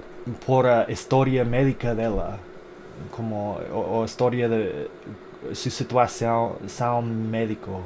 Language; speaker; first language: Portuguese; non-native, fluent; English